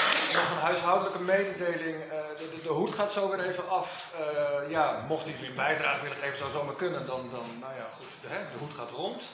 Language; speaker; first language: Dutch; native; Dutch